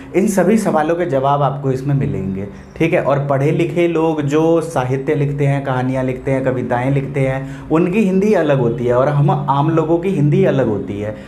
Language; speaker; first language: Hindi; non-native, local second language; Maithili